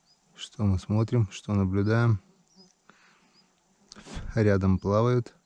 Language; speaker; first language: Russian; native; Russian